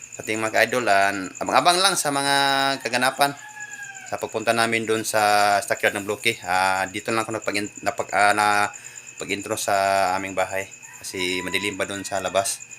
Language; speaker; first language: Filipino; non-native, local second language; Cebuano